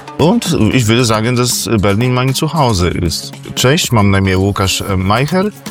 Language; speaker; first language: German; non-native, fluent; Polish